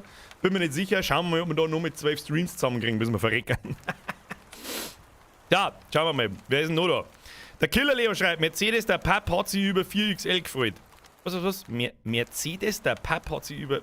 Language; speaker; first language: German; native; German